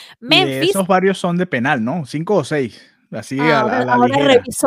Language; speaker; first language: Spanish; native; Spanish